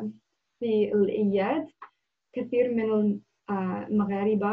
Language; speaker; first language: Arabic; non-native, learner; English